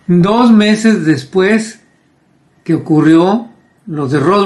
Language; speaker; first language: Spanish; native; Spanish